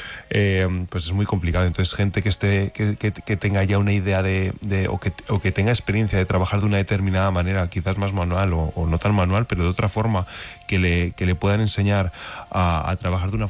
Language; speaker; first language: Spanish; native; Spanish